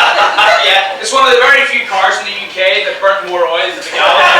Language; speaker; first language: English; native; English